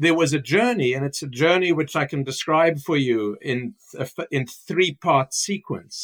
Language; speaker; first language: English; native; English